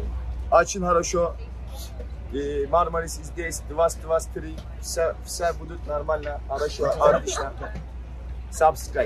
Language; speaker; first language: Russian; non-native, learner; Turkish